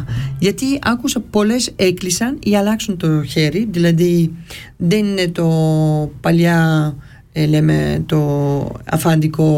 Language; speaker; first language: Greek; early bilingual, heritage; Greek